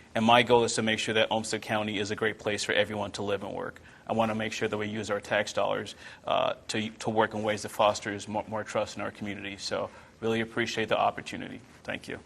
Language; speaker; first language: English; non-native, local second language; Yoruba